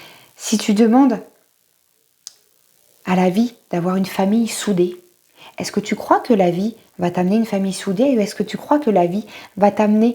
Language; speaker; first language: French; native; French